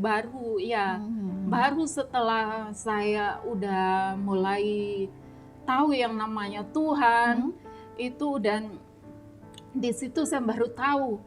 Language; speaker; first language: Indonesian; non-native, local second language; Javanese